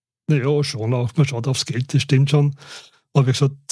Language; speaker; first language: German; native; German